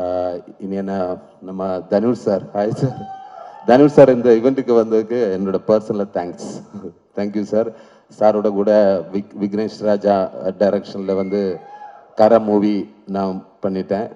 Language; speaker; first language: Tamil; non-native, learner; Malayalam